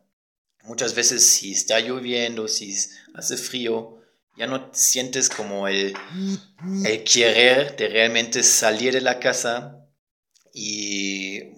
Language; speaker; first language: Spanish; non-native, fluent; German